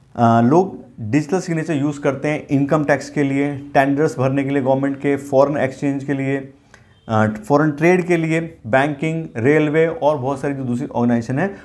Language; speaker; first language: Hindi; native; Hindi